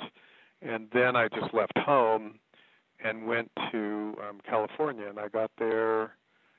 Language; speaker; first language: English; native; English